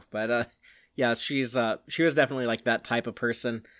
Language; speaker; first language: English; native; English